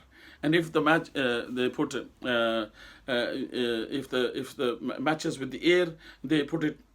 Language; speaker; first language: English; non-native, local second language; Urdu